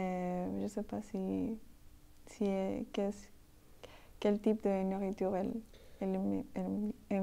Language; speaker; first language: French; non-native, learner; Spanish